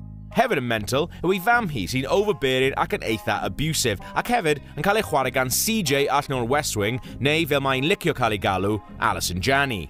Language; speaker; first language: Welsh; native; Welsh